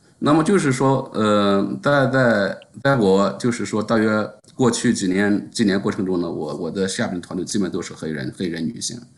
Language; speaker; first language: Chinese; native; Chinese